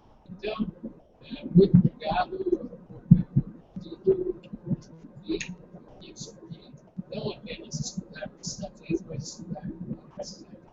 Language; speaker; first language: Portuguese; non-native, fluent; English